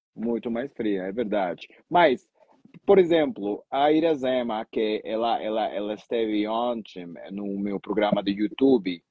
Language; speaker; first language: Portuguese; non-native, fluent; Spanish